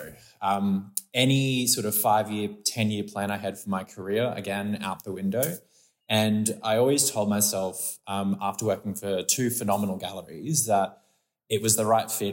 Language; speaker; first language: English; native; English